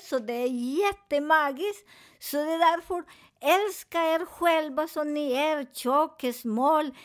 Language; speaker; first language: Swedish; non-native, learner; Spanish